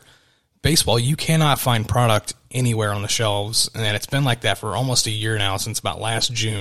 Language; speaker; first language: English; native; English